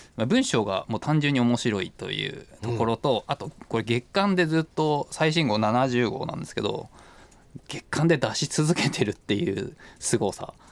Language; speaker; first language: Japanese; native; Japanese